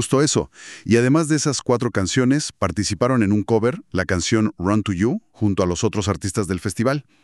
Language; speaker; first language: Spanish; native; Spanish